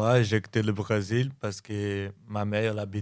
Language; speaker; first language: French; non-native, learner; Portuguese